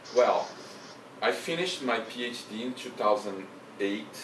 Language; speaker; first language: English; non-native, fluent; Portuguese